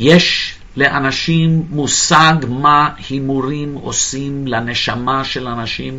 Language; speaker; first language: Hebrew; non-native, fluent; English